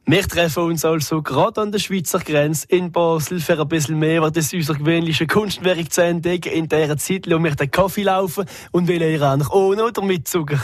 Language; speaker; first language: German; non-native, local second language; Swiss German